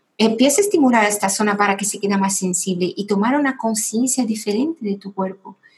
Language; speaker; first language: Spanish; non-native, fluent; Portuguese